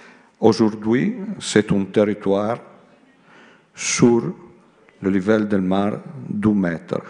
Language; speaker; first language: French; non-native, learner; Italian